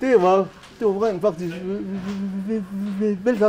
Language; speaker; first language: Danish; native; Danish